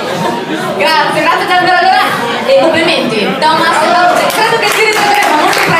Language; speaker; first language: Italian; native; Italian